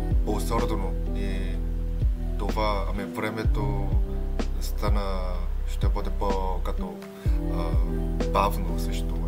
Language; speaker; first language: Bulgarian; non-native, learner; Korean